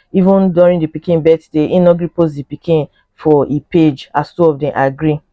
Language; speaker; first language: Nigerian Pidgin; native; Nigerian Pidgin